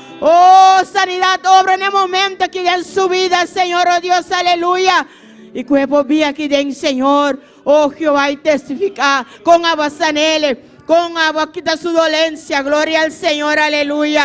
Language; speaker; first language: Spanish; non-native, learner; Papiamento